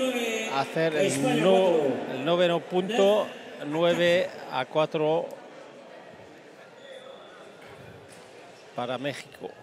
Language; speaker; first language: Spanish; non-native, fluent; French